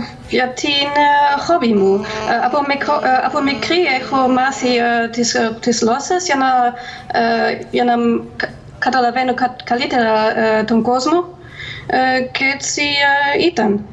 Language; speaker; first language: Greek; non-native, fluent; German